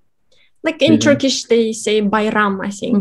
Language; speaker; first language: English; non-native, fluent; Kazakh